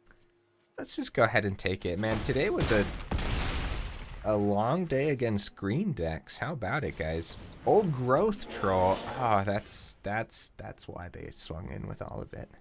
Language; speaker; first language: English; native; English